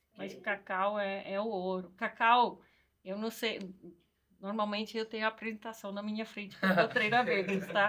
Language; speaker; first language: Portuguese; non-native, fluent; Dutch